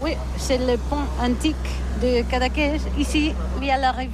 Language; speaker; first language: French; non-native, learner; Catalan